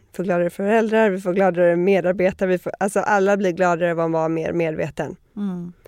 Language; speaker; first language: Swedish; early bilingual, heritage; Swedish